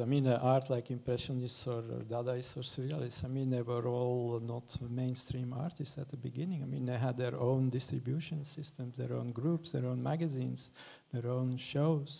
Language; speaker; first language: English; non-native, fluent; French